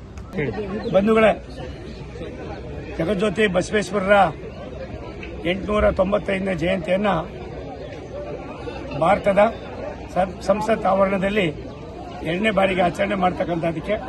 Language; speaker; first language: Kannada; native; Kannada